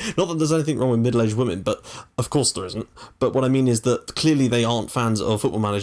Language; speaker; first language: English; native; English